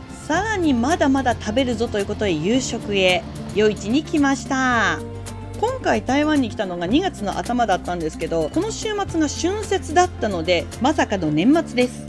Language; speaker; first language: Japanese; native; Japanese